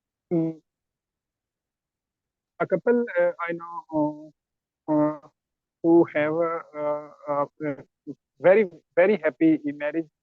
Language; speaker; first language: English; non-native, learner; Urdu